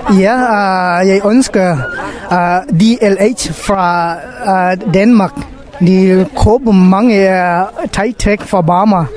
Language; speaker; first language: Danish; non-native, learner; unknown